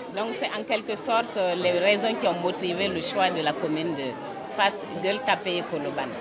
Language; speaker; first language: French; non-native, local second language; Wolof